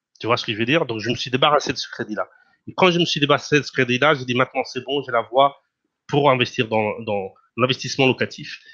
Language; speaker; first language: French; non-native, fluent; Portuguese